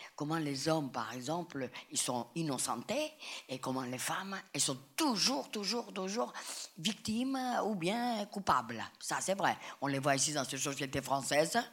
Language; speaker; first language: French; non-native, fluent; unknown